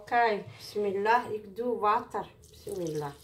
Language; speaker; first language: Dutch; non-native, learner; Somali